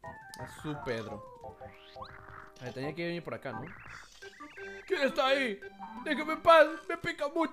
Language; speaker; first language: Spanish; native; Spanish